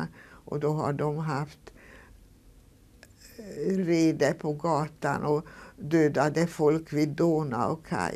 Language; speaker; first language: Swedish; non-native, fluent; Hungarian